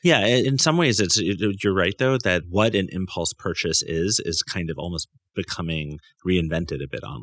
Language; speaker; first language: English; native; English